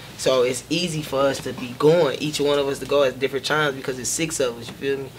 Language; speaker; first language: English; native; English